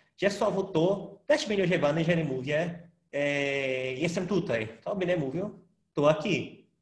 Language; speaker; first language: Polish; non-native, fluent; Portuguese